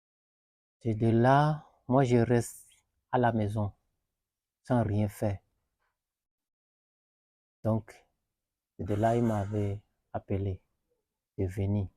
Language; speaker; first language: French; non-native, learner; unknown